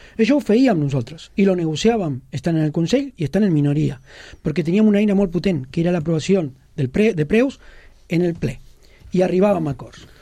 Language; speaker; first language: Catalan; non-native, local second language; Spanish